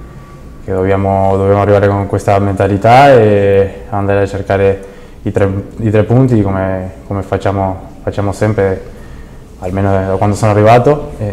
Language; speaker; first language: Italian; non-native, fluent; Spanish